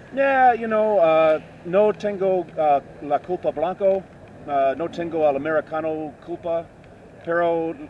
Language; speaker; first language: Spanish; non-native, learner; English